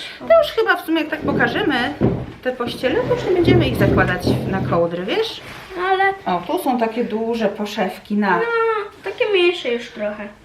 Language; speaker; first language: Polish; native; Polish